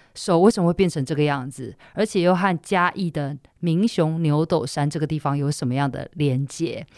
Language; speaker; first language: Chinese; native; Chinese